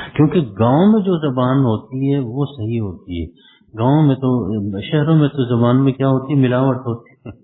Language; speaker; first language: Urdu; non-native, local second language; Khowar